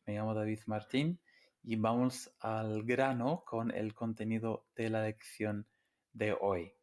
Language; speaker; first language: Spanish; non-native, fluent; English